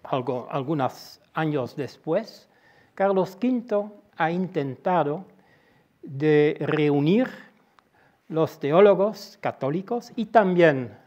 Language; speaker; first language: Spanish; non-native, fluent; Dutch